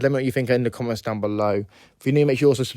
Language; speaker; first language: English; native; English